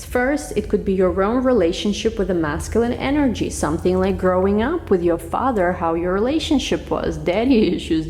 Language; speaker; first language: English; non-native, fluent; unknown